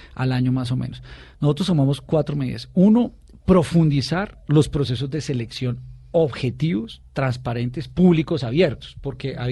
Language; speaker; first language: Spanish; native; Spanish